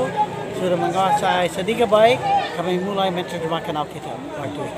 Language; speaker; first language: Indonesian; non-native, fluent; English